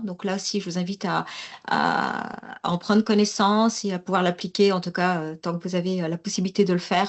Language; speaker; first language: French; native; French